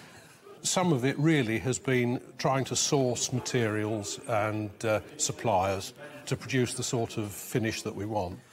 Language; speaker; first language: English; native; English